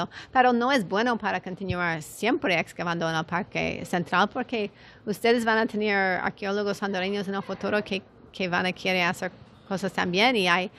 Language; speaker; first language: Spanish; non-native, fluent; English